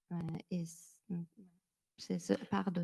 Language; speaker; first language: French; non-native, learner; Persian